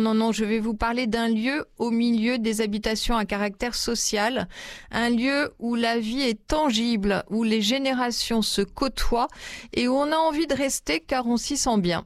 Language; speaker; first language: French; native; French